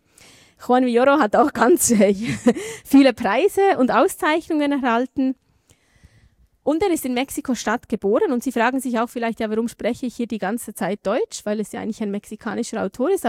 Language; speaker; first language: German; native; German